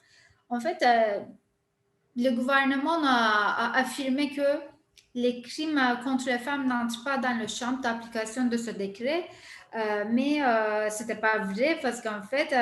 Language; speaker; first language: French; non-native, fluent; Turkish